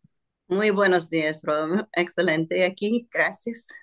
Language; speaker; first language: Spanish; non-native, fluent; English